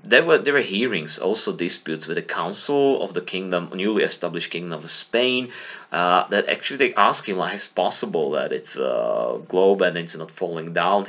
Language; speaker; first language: English; non-native, fluent; Slovak